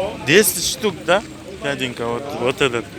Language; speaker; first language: Russian; non-native, local second language; Kyrgyz